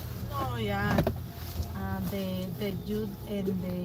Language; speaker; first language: English; non-native, learner; Spanish